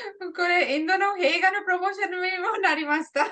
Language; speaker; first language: Japanese; non-native, fluent; Hindi